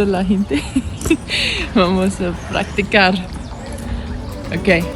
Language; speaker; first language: Spanish; non-native, learner; English